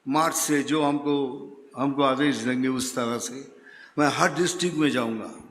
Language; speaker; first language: Hindi; non-native, local second language; Bangla